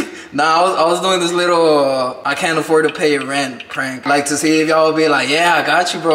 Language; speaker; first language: English; early bilingual, other home language; Spanish